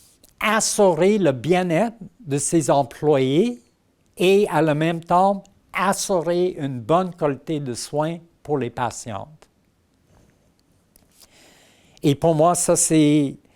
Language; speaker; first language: French; non-native, fluent; English